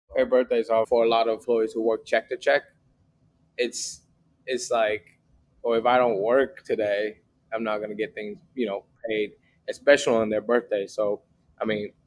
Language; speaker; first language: English; early bilingual, other home language; Vietnamese